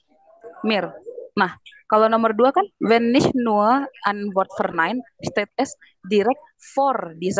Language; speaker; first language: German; non-native, fluent; Indonesian